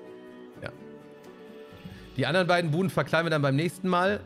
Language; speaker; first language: German; native; German